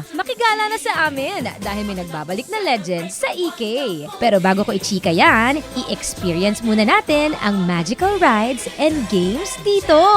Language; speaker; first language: Filipino; native; Filipino